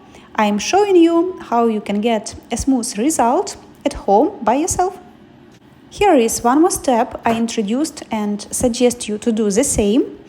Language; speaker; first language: English; non-native, fluent; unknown